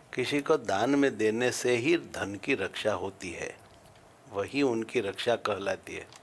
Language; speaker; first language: Hindi; non-native, local second language; Gujarati